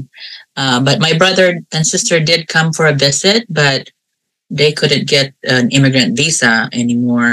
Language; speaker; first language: English; non-native, local second language; Cebuano